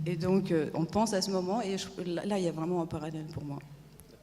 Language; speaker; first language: French; non-native, fluent; Spanish